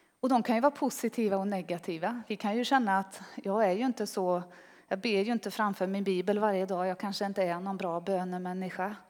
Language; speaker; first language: Swedish; native; Swedish